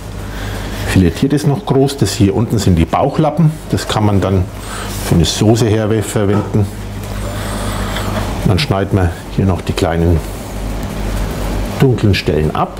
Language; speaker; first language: German; native; German